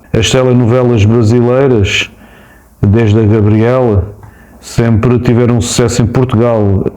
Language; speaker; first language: Portuguese; native; Portuguese